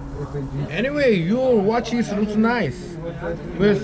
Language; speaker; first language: English; non-native, learner; Korean